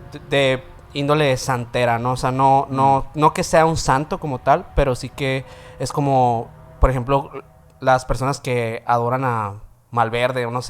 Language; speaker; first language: Spanish; native; Spanish